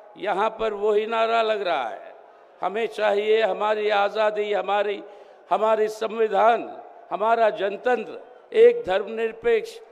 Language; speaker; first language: Hindi; non-native, local second language; Telugu